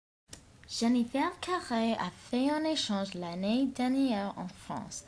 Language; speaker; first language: French; non-native, learner; English